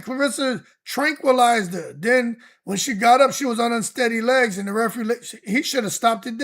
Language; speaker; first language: English; native; English